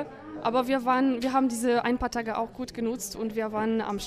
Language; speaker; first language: German; non-native, fluent; Polish